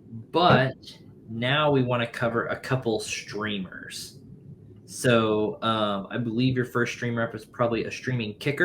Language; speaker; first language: English; native; English